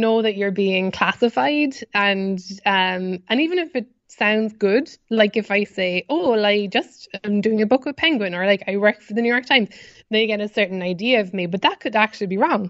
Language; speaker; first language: English; native; English